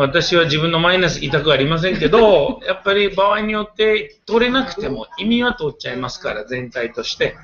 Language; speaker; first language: Japanese; non-native, fluent; Hindi